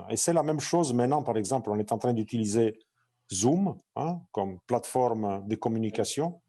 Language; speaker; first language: French; non-native, fluent; Italian